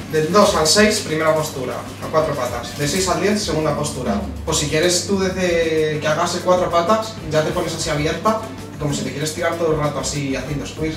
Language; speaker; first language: Spanish; native; Spanish